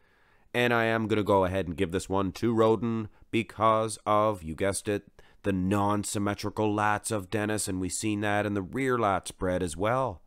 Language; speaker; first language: English; native; English